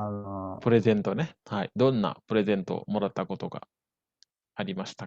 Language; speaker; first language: Japanese; non-native, fluent; Indonesian